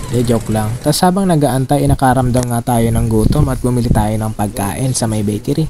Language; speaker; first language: Filipino; non-native, local second language; Bikol